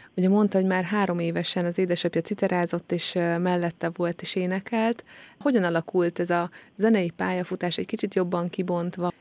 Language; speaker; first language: Hungarian; native; Hungarian